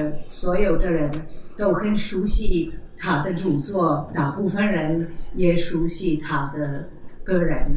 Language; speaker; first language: Chinese; non-native, fluent; Czech